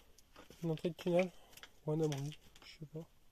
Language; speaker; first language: French; native; French